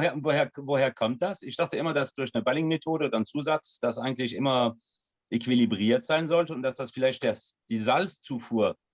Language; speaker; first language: German; non-native, fluent; French